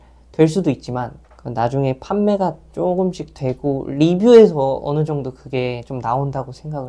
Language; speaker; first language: Korean; native; Korean